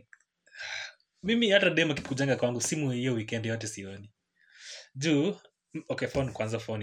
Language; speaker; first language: English; non-native, local second language; Luo (Kenya and Tanzania)